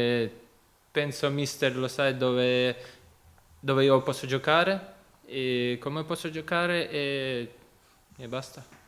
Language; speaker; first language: Italian; non-native, learner; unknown